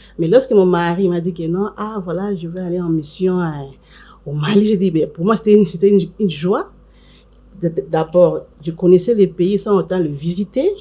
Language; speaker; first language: French; non-native, local second language; Lingala